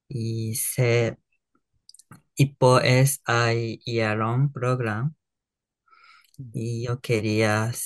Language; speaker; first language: Spanish; non-native, learner; Japanese